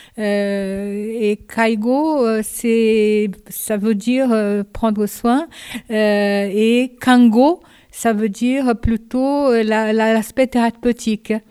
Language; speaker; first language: French; non-native, fluent; Japanese